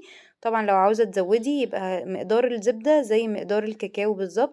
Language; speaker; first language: Arabic; native; Arabic